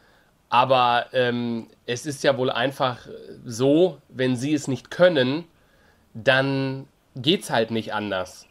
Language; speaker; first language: German; native; German